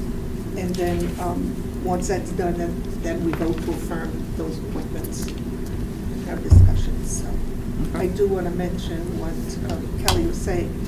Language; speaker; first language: English; native; English